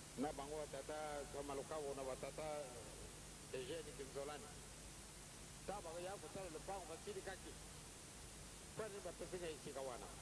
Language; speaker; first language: Lingala; non-native, local second language; Kongo